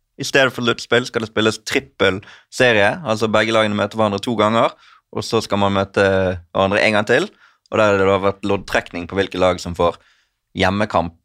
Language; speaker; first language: Norwegian; native; Norwegian